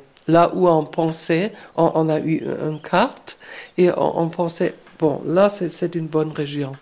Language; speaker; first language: French; non-native, fluent; German